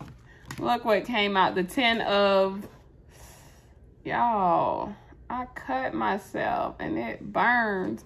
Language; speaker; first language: English; native; English